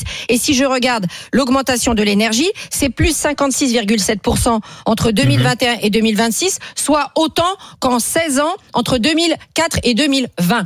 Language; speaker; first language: French; native; French